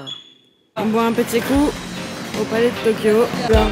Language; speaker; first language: French; native; French